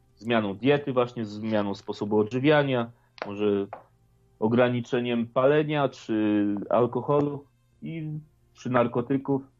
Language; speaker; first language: Polish; native; Polish